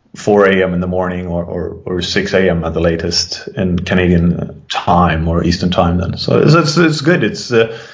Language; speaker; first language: English; non-native, fluent; Swedish